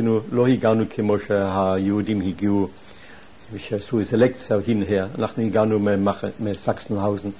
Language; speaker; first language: Hebrew; non-native, fluent; German